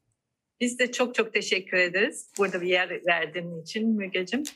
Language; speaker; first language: Turkish; non-native, fluent; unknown